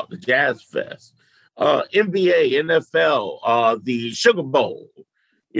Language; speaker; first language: English; native; English